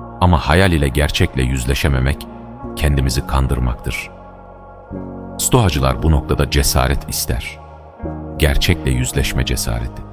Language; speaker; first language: Turkish; native; Turkish